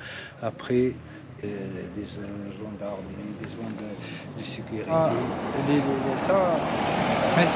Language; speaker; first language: French; non-native, learner; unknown